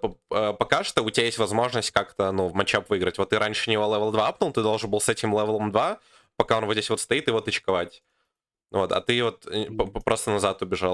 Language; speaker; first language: Russian; native; Russian